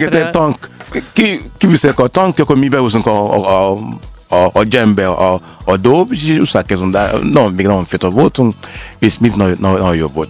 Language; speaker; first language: Hungarian; non-native, learner; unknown